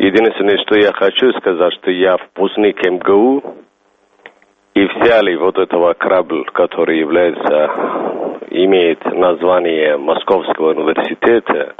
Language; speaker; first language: Russian; non-native, fluent; Somali